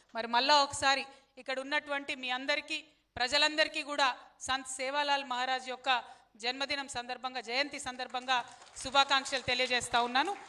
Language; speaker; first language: Telugu; native; Telugu